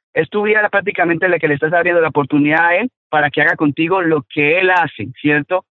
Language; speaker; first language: Spanish; native; Spanish